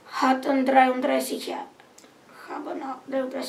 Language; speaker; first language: German; non-native, learner; Romanian